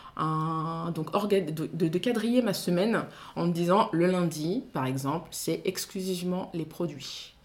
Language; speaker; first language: French; non-native, local second language; Soninke